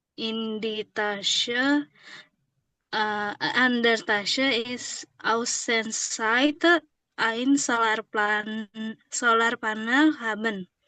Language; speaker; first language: German; non-native, learner; Indonesian